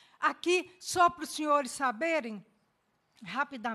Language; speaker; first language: Portuguese; native; Portuguese